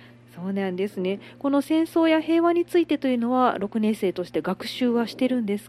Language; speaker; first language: Japanese; native; Japanese